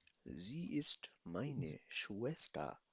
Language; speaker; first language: German; non-native, learner; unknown